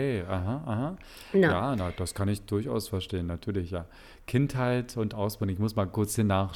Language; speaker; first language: German; native; German